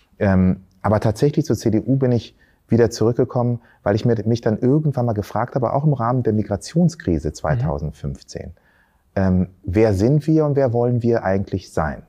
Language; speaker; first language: German; early bilingual, other home language; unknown